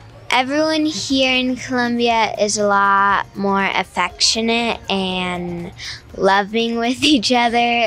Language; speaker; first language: English; native; English